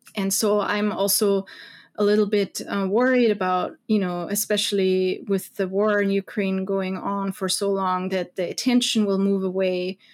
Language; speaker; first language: English; non-native, fluent; German